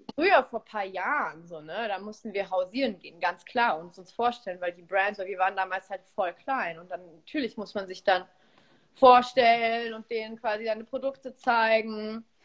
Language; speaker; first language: German; early bilingual, other home language; Polish